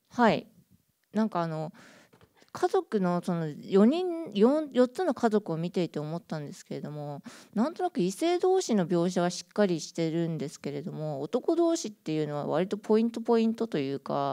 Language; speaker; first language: Japanese; native; Japanese